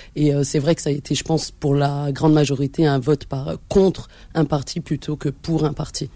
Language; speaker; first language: French; early bilingual, other home language; Arabic